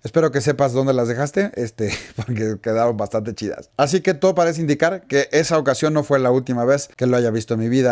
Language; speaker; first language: Spanish; native; Spanish